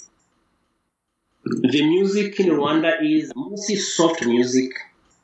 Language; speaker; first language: English; non-native, local second language; Kinyarwanda